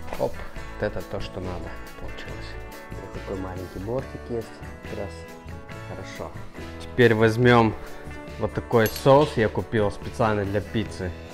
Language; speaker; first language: Russian; early bilingual, heritage; Russian